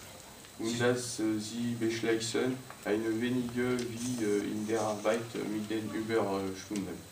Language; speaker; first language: German; non-native, learner; French